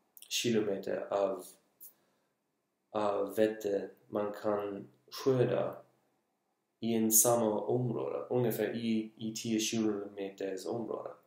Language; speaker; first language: Swedish; non-native, learner; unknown